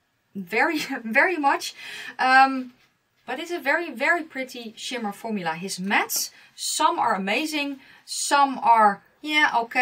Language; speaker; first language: English; non-native, fluent; Dutch